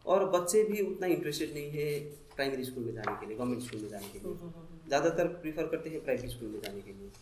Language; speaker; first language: Hindi; non-native, local second language; Nepali